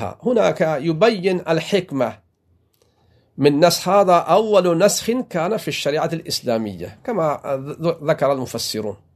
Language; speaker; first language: Arabic; non-native, fluent; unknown